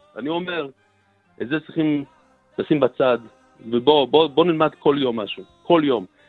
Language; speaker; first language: Hebrew; non-native, fluent; English